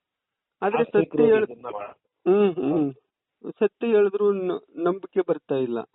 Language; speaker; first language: Kannada; native; Kannada